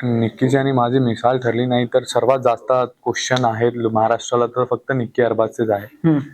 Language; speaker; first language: Marathi; non-native, local second language; Hindi